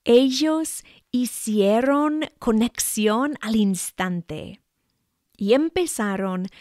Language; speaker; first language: Spanish; non-native, fluent; English